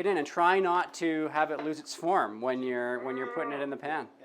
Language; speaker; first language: English; native; English